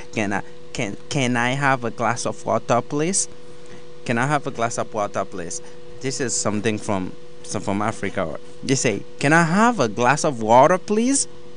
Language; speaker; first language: English; non-native, learner; Haitian Creole